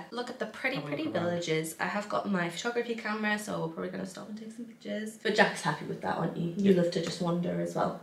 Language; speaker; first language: English; native; English